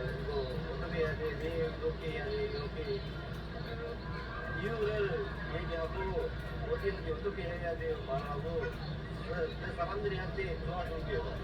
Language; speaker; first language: Korean; non-native, learner; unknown